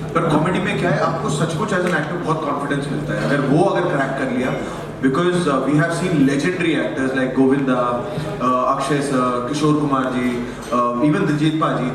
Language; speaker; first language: Hindi; native; Hindi